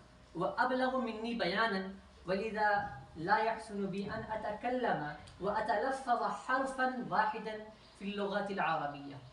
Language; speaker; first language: Arabic; non-native, fluent; Urdu